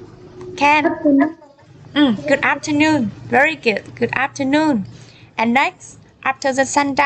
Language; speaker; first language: English; non-native, learner; Vietnamese